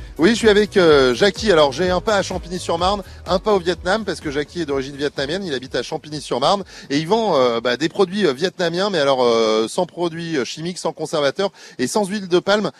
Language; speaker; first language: French; native; French